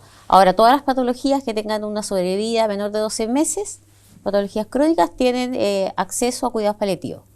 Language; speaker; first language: Spanish; native; Spanish